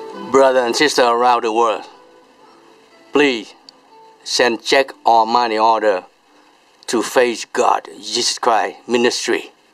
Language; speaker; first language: English; non-native, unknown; Vietnamese